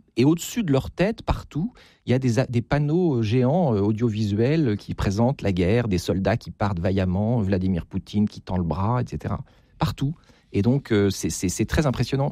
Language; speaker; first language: French; native; French